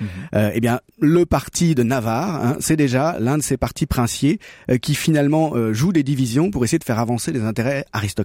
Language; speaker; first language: French; native; French